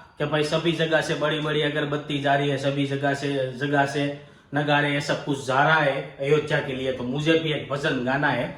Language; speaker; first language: Hindi; non-native, local second language; Gujarati